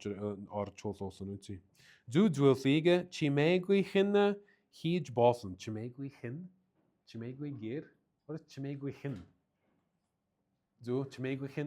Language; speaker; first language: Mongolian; non-native, learner; English